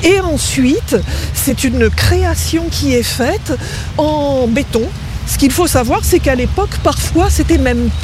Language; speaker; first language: French; native; French